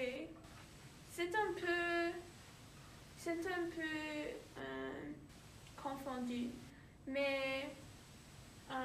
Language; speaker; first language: French; non-native, learner; English